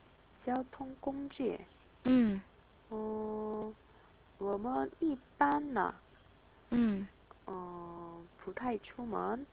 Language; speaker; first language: Chinese; non-native, learner; Korean